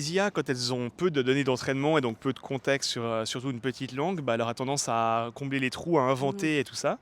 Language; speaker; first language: French; native; French